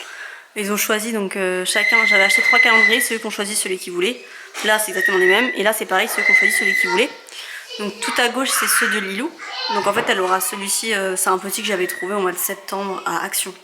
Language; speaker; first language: French; native; French